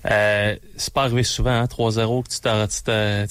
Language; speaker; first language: French; native; French